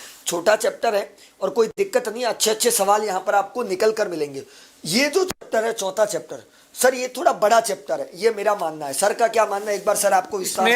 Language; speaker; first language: Hindi; native; Hindi